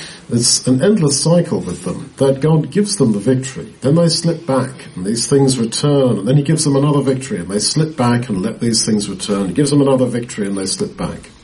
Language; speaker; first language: English; native; English